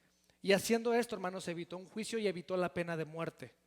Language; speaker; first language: Spanish; native; Spanish